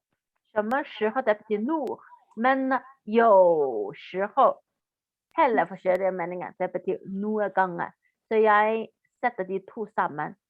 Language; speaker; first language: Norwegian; non-native, fluent; Chinese